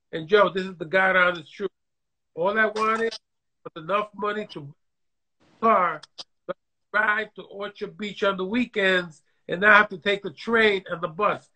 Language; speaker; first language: English; native; English